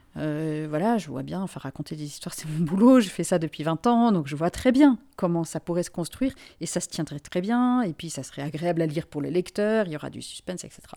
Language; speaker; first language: French; non-native, local second language; Finnish